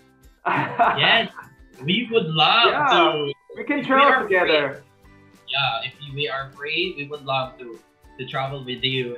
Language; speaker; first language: English; non-native, local second language; Filipino